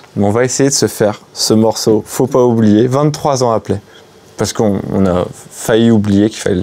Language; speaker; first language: French; native; French